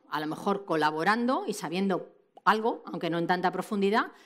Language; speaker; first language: Spanish; native; Spanish